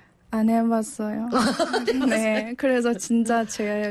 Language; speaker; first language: Korean; non-native, fluent; Burmese